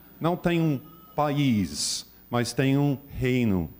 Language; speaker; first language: Portuguese; non-native, learner; English